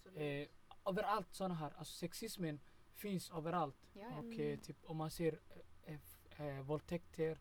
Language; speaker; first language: Swedish; early bilingual, other home language; Somali